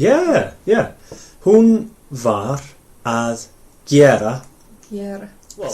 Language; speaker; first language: Icelandic; non-native, fluent; English